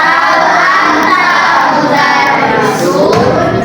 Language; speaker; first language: Arabic; non-native, learner; Indonesian